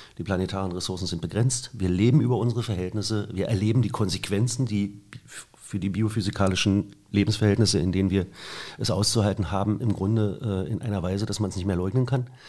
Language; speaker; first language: German; native; German